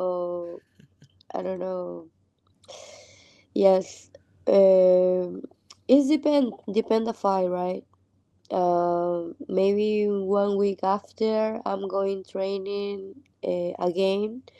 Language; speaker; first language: English; non-native, learner; Spanish